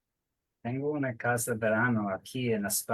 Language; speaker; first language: Spanish; non-native, learner; English